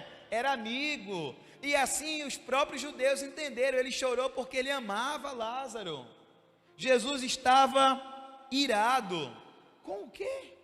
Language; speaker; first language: Portuguese; native; Portuguese